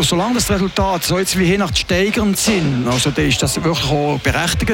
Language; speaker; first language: German; native; German